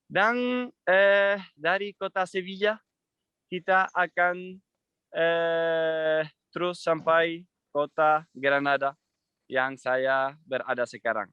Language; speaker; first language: Indonesian; non-native, fluent; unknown